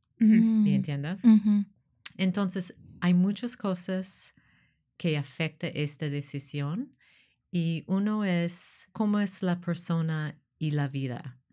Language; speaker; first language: Spanish; non-native, learner; English